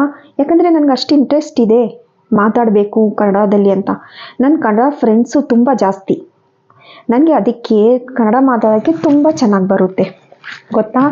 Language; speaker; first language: Kannada; non-native, local second language; Hindi